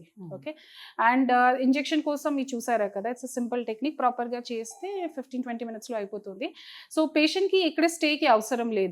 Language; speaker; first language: Telugu; non-native, local second language; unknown